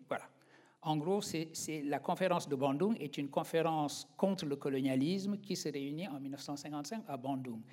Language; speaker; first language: French; non-native, local second language; Wolof